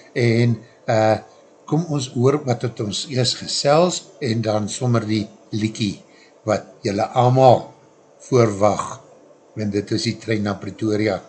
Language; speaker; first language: Afrikaans; native; Afrikaans